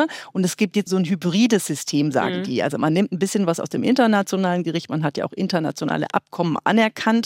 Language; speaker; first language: German; native; German